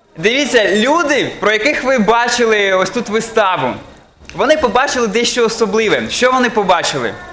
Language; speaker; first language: Ukrainian; non-native, local second language; Russian